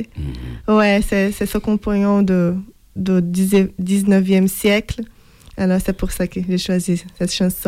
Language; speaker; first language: French; non-native, fluent; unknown